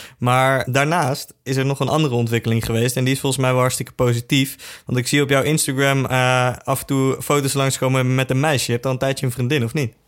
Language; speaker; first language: Dutch; native; Dutch